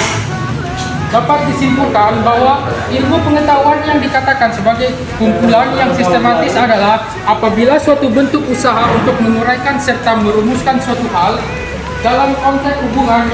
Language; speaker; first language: Indonesian; non-native, local second language; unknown